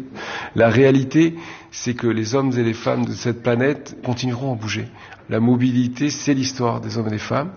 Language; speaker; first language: French; native; French